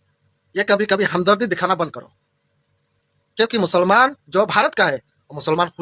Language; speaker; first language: Hindi; non-native, local second language; Bangla